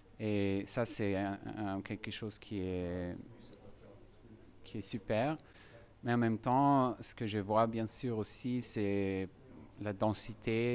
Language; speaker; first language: French; non-native, fluent; German